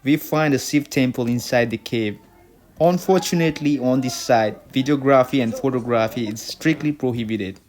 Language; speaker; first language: English; non-native, local second language; Nepali